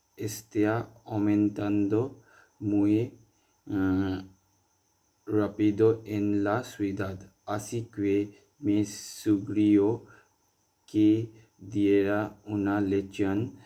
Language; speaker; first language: Spanish; non-native, learner; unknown